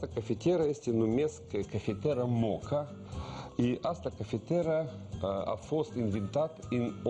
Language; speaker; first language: Romanian; non-native, learner; Russian